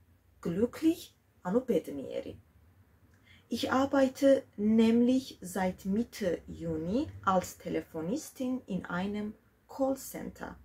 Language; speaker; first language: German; non-native, fluent; Georgian